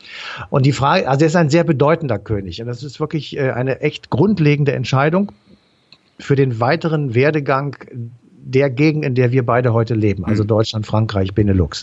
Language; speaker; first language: German; native; German